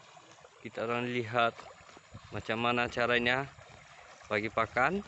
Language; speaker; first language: Indonesian; non-native, fluent; Bangla